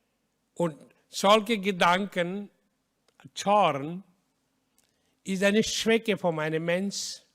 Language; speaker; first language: German; non-native, learner; Hindi